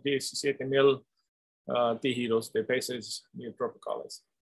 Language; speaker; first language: Spanish; non-native, fluent; English